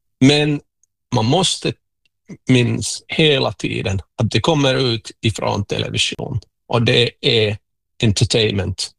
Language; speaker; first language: Swedish; non-native, local second language; Finnish